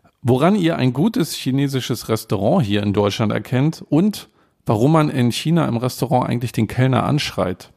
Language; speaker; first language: German; native; German